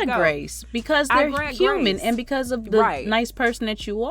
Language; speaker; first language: English; native; English